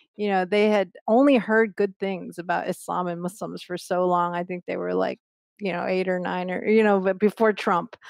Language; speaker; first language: English; native; English